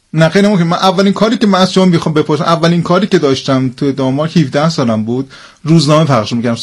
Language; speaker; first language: Persian; early bilingual, heritage; Persian